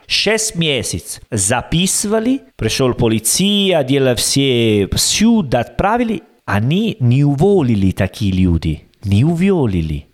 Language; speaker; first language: Russian; non-native, learner; Italian